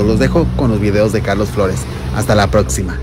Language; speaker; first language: Spanish; native; Spanish